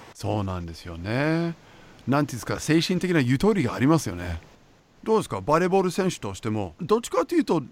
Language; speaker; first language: Japanese; non-native, fluent; English